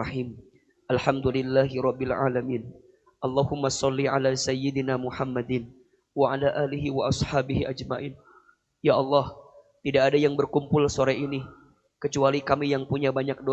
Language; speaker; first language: Indonesian; native; Indonesian